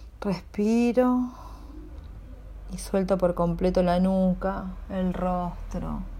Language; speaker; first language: Spanish; native; Spanish